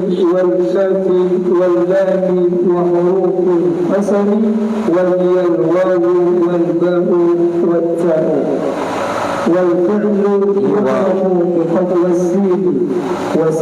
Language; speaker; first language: Arabic; non-native, learner; Indonesian